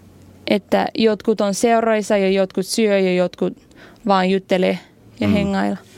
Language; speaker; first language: Finnish; non-native, learner; English